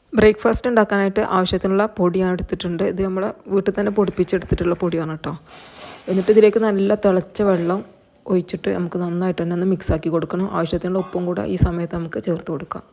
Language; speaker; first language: Malayalam; native; Malayalam